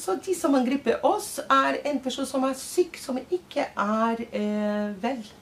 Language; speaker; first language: Norwegian; non-native, fluent; Portuguese